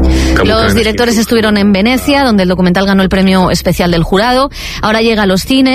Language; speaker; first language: Spanish; native; Spanish